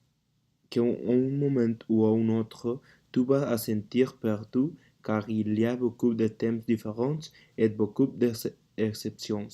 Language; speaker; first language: French; non-native, learner; Spanish